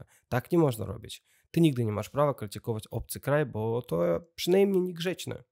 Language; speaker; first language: Polish; non-native, learner; Russian